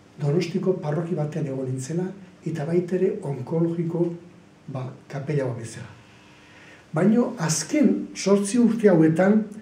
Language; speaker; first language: Basque; native; Basque